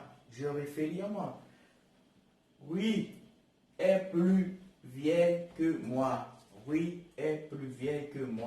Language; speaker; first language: French; non-native, learner; Portuguese